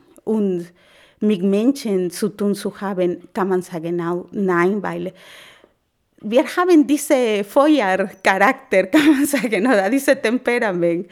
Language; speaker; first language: German; non-native, learner; Spanish